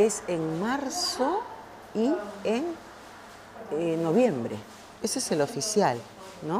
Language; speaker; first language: Spanish; native; Spanish